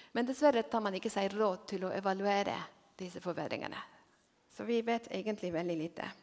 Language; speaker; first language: Norwegian; non-native, fluent; Spanish